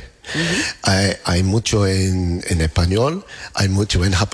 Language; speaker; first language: Spanish; non-native, learner; English